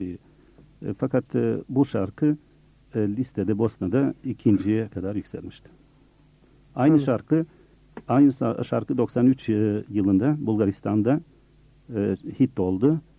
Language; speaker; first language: Turkish; early bilingual, other home language; Bosnian